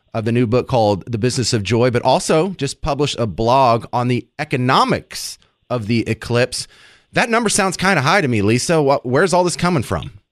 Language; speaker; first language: English; native; English